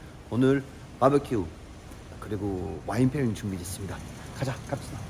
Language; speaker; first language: Korean; non-native, learner; French